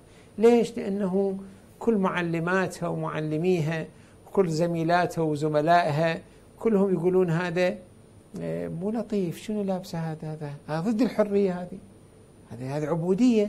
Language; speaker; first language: Arabic; native; Arabic